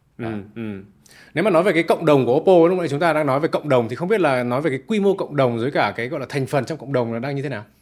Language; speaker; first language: Vietnamese; native; Vietnamese